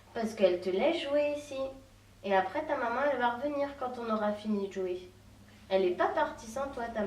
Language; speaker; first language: French; native; French